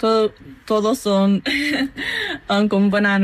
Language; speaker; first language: Spanish; non-native, learner; English